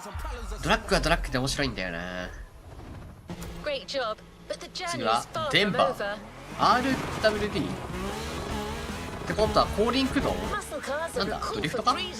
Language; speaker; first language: Japanese; native; Japanese